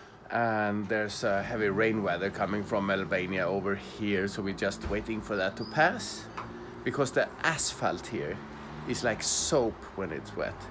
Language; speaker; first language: English; non-native, fluent; Swedish